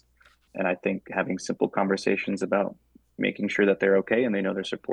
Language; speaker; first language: English; native; English